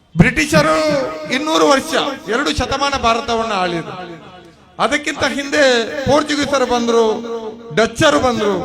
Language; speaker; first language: Kannada; non-native, local second language; Badaga